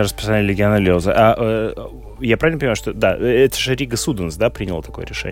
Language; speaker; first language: Russian; native; Russian